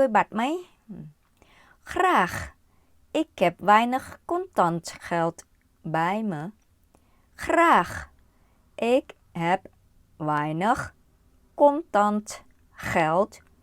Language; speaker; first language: Dutch; non-native, learner; Thai